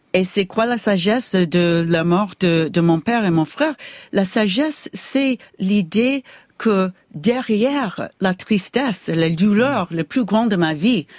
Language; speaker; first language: French; non-native, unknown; English